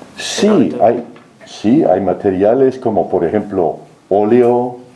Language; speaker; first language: Spanish; non-native, fluent; English